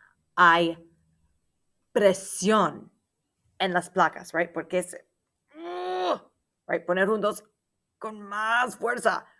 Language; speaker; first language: Spanish; non-native, learner; English